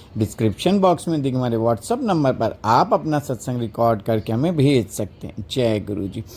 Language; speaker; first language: Hindi; native; Hindi